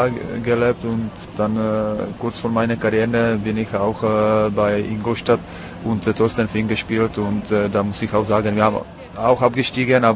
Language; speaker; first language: German; non-native, fluent; Czech